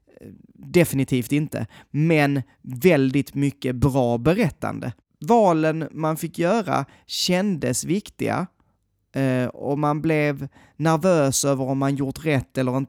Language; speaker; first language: Swedish; native; Swedish